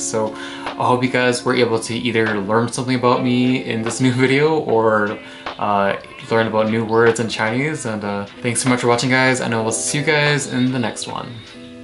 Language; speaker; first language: English; native; English